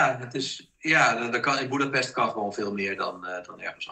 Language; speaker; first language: Dutch; native; Dutch